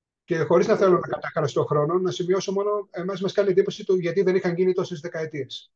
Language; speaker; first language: Greek; non-native, fluent; English